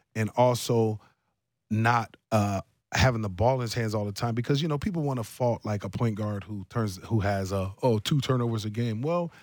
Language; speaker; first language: English; native; English